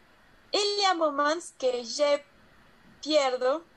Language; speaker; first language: French; non-native, learner; Spanish